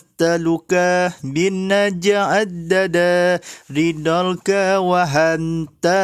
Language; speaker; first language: Arabic; non-native, fluent; Malay